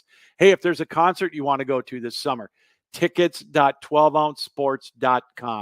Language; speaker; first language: English; native; English